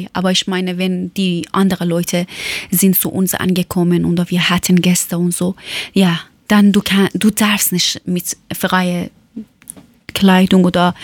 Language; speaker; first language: German; non-native, learner; Persian